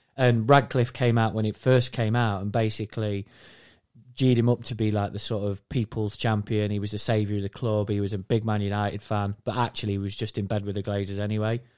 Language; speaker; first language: English; native; English